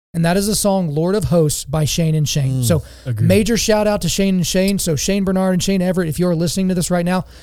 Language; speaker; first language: English; native; English